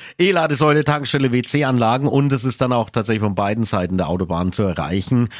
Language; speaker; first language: German; native; German